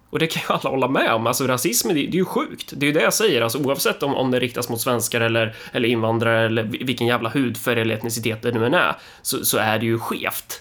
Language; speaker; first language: Swedish; native; Swedish